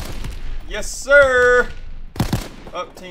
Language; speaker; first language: English; native; English